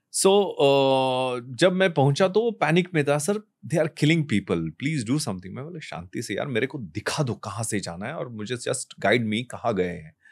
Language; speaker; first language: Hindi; non-native, local second language; Marathi